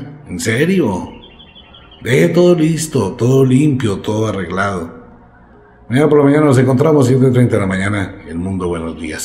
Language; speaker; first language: Spanish; native; Spanish